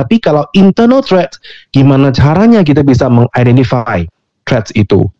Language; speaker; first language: Indonesian; non-native, fluent; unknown